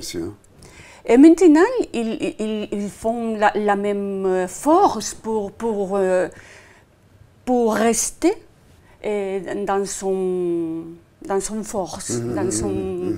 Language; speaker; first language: French; non-native, fluent; Spanish